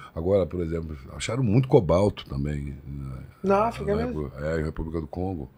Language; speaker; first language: Portuguese; native; Portuguese